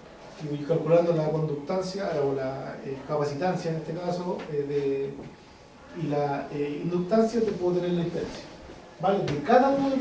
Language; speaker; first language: Spanish; native; Spanish